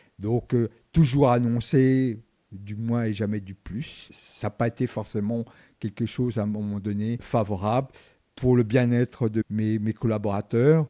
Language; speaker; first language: French; early bilingual, other home language; Vietnamese